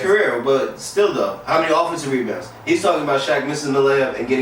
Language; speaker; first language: English; native; English